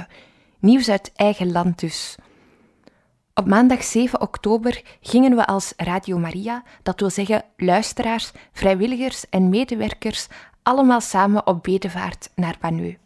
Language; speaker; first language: Dutch; native; Dutch